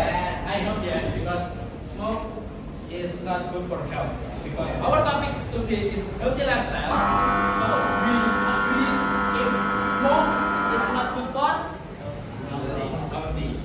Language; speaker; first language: English; non-native, learner; Indonesian